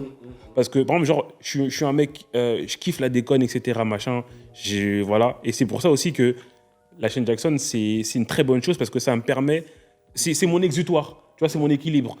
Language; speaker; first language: French; native; French